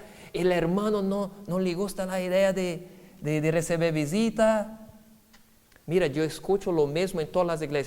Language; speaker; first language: Spanish; non-native, fluent; Portuguese